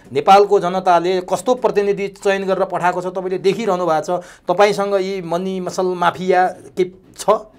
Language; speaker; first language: Nepali; native; Nepali